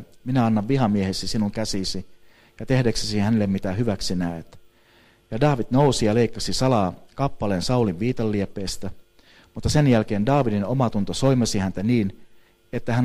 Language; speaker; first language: Finnish; native; Finnish